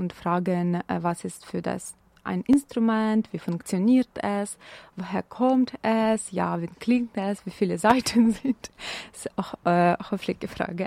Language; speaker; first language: German; non-native, fluent; Ukrainian